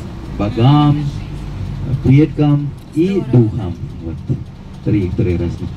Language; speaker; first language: Russian; non-native, fluent; Balinese